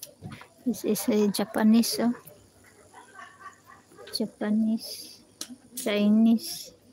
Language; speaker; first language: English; non-native, learner; Filipino